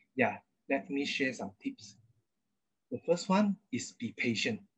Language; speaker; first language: English; non-native, local second language; Chinese